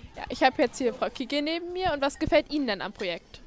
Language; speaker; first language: German; native; German